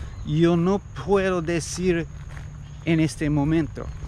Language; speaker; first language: Spanish; non-native, learner; English